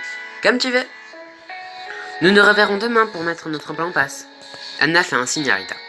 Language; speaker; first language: French; native; French